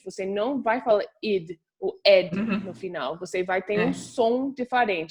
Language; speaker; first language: Portuguese; non-native, fluent; English